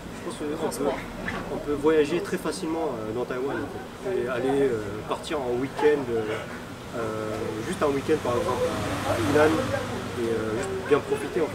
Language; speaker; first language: French; early bilingual, other home language; Min Nan Chinese